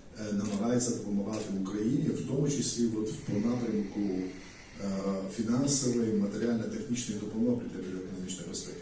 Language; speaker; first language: Ukrainian; non-native, fluent; Georgian